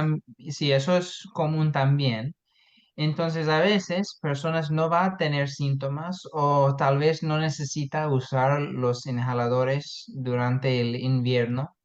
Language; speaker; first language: Spanish; non-native, fluent; English